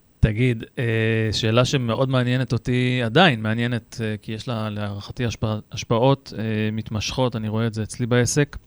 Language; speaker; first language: Hebrew; native; Hebrew